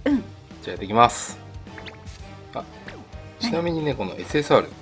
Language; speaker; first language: Japanese; native; Japanese